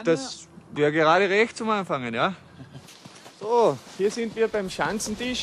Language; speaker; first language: German; native; German